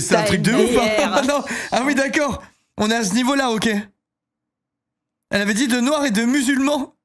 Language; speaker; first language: French; native; French